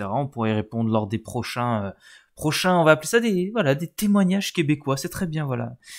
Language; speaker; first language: French; native; French